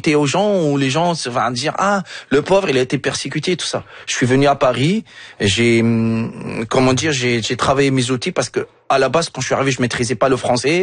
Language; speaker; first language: French; non-native, local second language; Arabic